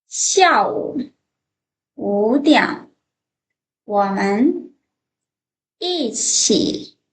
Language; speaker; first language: Chinese; non-native, fluent; Lao